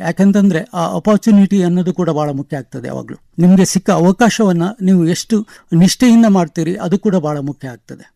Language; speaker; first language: Kannada; non-native, local second language; Konkani